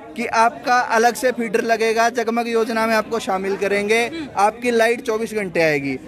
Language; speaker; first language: Hindi; native; Hindi